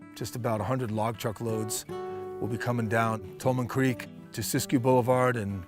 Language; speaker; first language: English; native; English